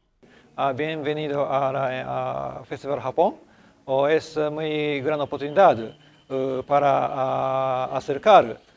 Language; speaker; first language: Spanish; non-native, learner; Japanese